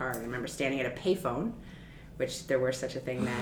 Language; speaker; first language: English; native; English